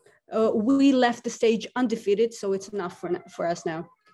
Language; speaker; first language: English; non-native, fluent; Russian